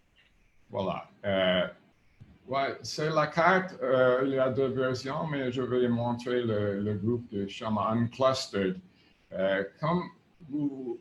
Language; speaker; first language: French; non-native, fluent; English